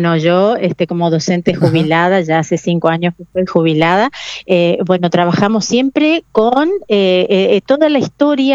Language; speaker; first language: Spanish; native; Spanish